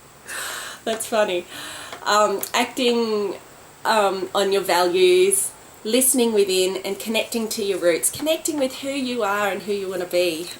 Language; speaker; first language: English; native; English